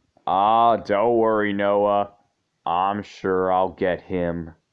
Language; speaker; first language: English; native; English